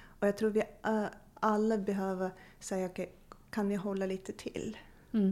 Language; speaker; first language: Swedish; non-native, fluent; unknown